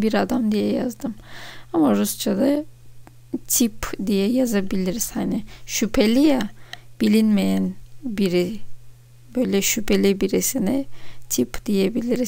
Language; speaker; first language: Turkish; non-native, fluent; Russian